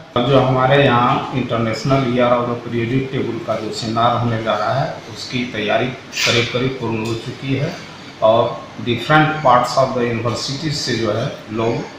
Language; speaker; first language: Hindi; native; Hindi